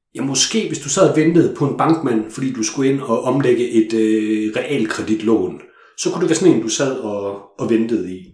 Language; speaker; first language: Danish; native; Danish